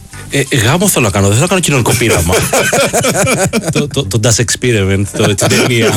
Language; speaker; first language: Greek; native; Greek